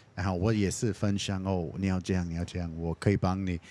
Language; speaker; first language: Chinese; non-native, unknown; English